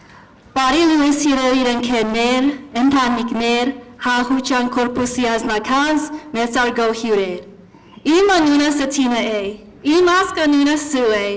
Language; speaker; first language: Armenian; non-native, learner; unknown